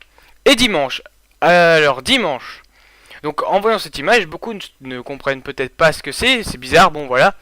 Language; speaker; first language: French; native; French